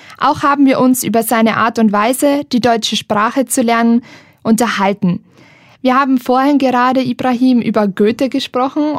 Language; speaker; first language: German; native; German